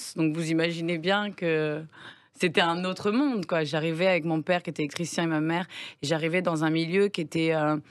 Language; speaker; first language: French; native; French